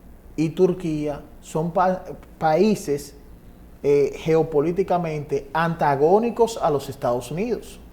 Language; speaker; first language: Spanish; native; Spanish